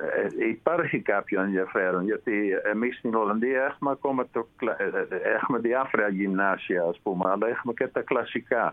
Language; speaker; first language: Greek; non-native, fluent; Dutch